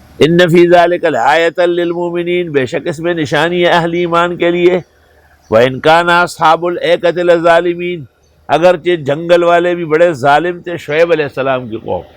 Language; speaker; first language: Urdu; non-native, local second language; Pashto